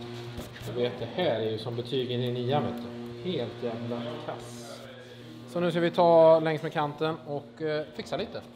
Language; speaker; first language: Swedish; native; Swedish